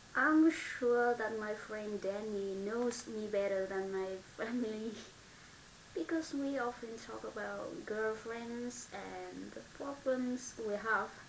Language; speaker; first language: English; non-native, learner; Vietnamese